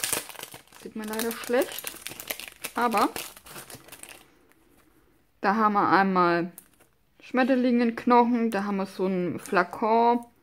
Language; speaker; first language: German; non-native, fluent; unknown